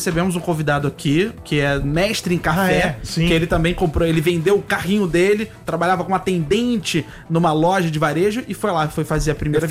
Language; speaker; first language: Portuguese; native; Portuguese